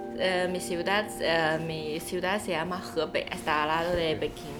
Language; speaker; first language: Spanish; non-native, learner; Chinese